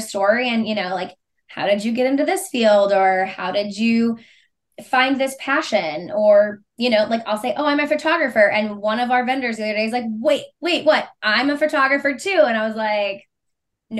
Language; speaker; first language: English; native; English